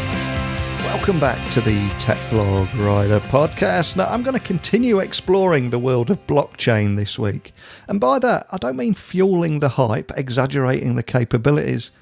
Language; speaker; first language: English; native; English